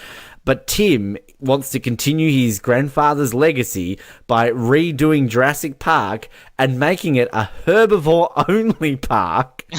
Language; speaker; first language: English; native; English